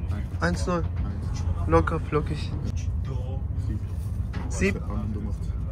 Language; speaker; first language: German; native; German